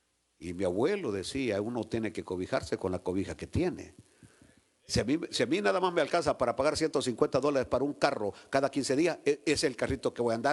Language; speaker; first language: Spanish; native; Spanish